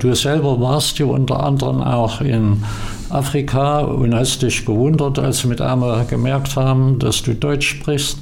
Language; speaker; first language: German; native; German